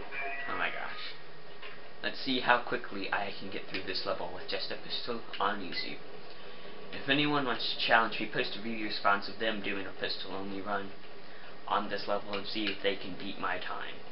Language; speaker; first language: English; native; English